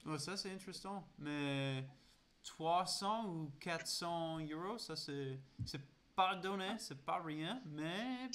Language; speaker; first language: French; non-native, learner; English